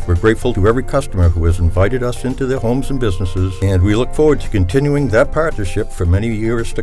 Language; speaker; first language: English; native; English